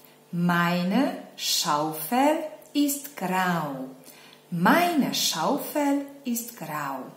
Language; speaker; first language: German; non-native, fluent; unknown